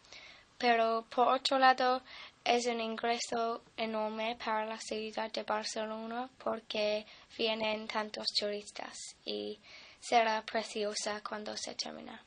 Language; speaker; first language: Spanish; non-native, fluent; English